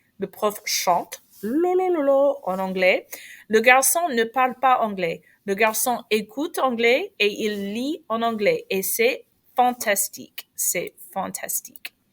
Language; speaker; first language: French; non-native, fluent; English